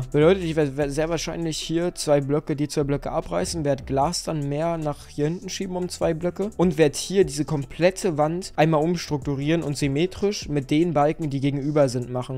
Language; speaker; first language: German; native; German